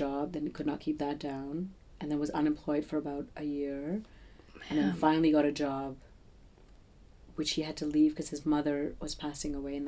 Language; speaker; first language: English; non-native, local second language; Bangla